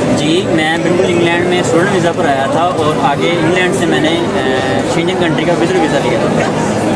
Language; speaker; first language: Urdu; non-native, local second language; Punjabi